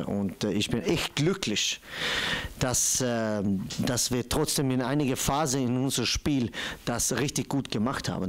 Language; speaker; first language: German; non-native, fluent; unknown